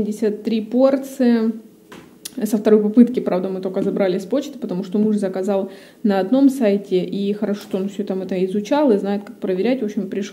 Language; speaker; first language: Russian; native; Russian